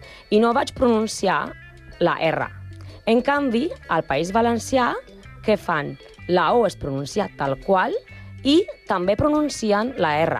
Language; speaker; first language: Catalan; non-native, learner; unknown